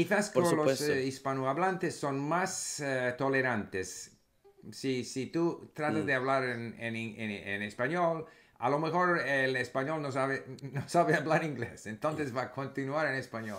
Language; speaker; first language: Spanish; non-native, fluent; English